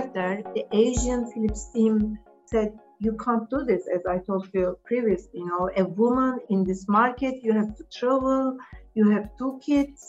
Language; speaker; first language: English; non-native, fluent; Turkish